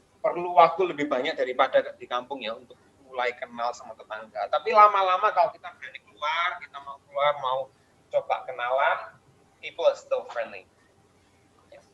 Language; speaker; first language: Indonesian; non-native, fluent; English